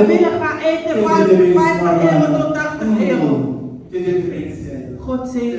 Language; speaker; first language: Dutch; non-native, learner; Lingala